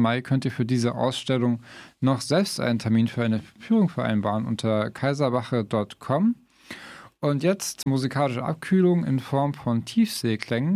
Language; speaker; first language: German; native; German